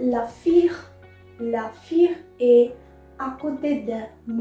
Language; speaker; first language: French; non-native, learner; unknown